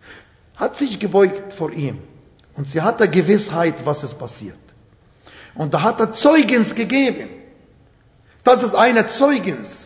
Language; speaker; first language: German; non-native, fluent; Arabic